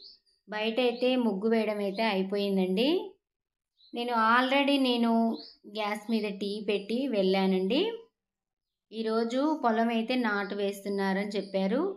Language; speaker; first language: Telugu; native; Telugu